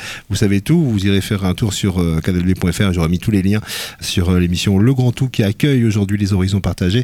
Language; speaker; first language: French; native; French